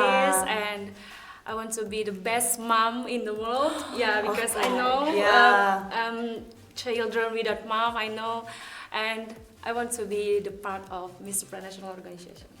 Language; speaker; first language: English; non-native, learner; Indonesian